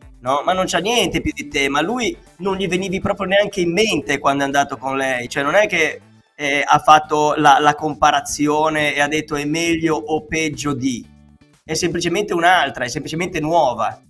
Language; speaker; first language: Italian; native; Italian